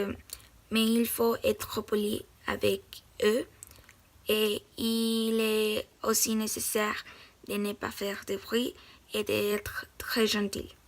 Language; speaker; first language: French; non-native, learner; Spanish